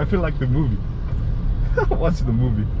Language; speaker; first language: English; non-native, learner; Korean